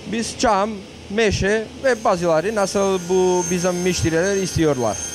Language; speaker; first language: Turkish; non-native, local second language; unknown